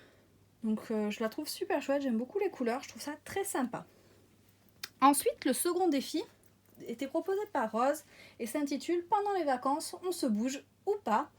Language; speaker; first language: French; native; French